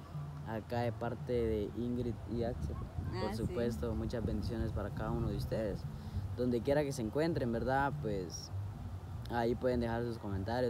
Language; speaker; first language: Spanish; native; Spanish